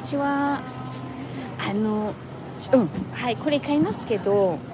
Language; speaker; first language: Japanese; non-native, fluent; French